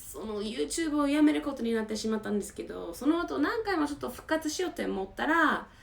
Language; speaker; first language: Japanese; non-native, fluent; English